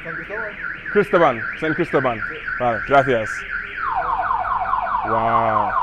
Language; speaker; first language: Spanish; non-native, learner; English